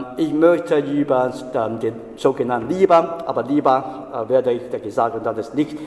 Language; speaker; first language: German; non-native, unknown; Chinese